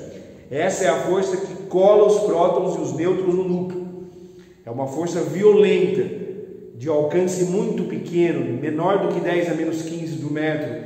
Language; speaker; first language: Portuguese; native; Portuguese